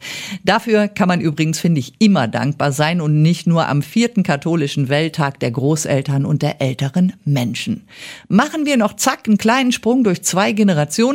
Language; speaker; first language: German; native; German